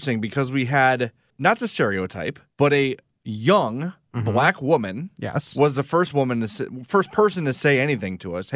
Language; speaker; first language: English; native; English